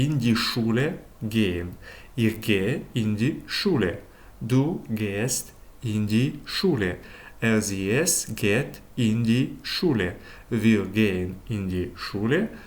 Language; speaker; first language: German; non-native, fluent; Ukrainian